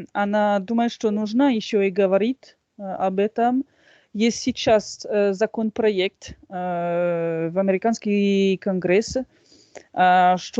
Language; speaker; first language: Russian; non-native, fluent; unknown